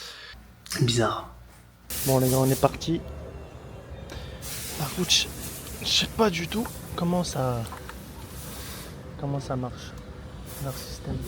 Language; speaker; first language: French; native; French